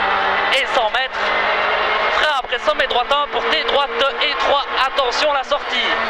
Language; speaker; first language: French; native; French